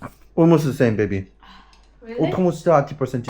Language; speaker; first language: English; non-native, learner; Korean